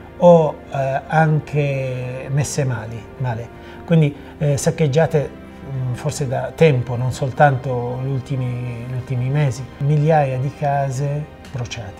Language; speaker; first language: Italian; non-native, fluent; Assyrian Neo-Aramaic